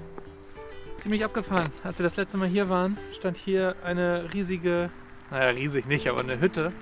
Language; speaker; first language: German; native; German